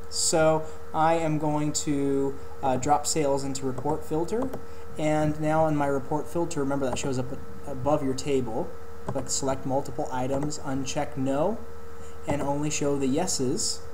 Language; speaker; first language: English; native; English